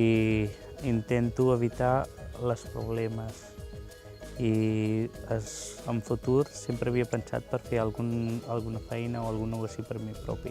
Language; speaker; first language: Catalan; non-native, learner; Punjabi